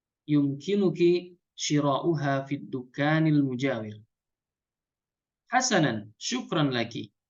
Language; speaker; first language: Arabic; non-native, fluent; Indonesian